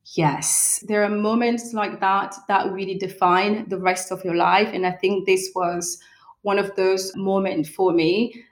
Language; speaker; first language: English; non-native, fluent; French